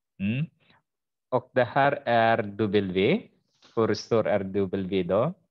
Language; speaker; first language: Swedish; non-native, fluent; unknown